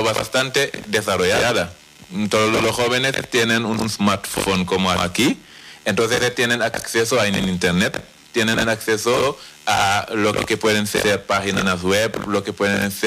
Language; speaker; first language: Spanish; non-native, fluent; Wolof